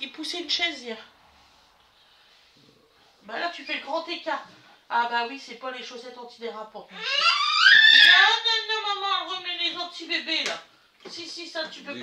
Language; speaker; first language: French; native; French